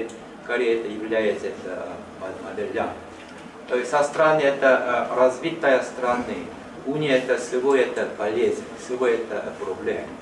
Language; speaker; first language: Russian; non-native, learner; Korean